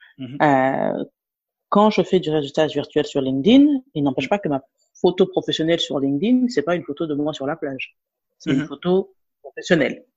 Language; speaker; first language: French; non-native, local second language; Wolof